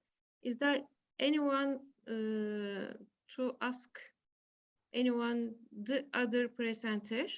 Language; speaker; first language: English; non-native, learner; Turkish